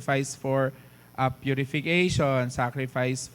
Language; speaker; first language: English; non-native, fluent; Filipino